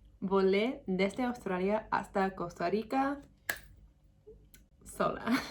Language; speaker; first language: Spanish; non-native, learner; English